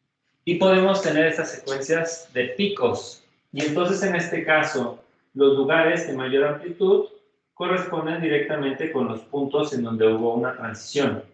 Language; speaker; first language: Spanish; native; Spanish